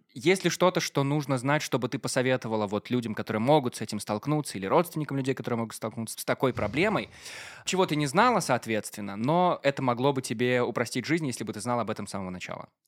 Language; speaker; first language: Russian; native; Russian